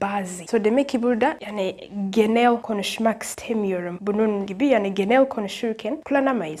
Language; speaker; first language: Turkish; non-native, learner; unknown